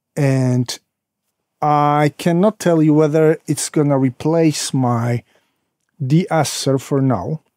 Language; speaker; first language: English; non-native, fluent; Polish